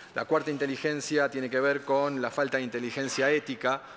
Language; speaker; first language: Spanish; native; Spanish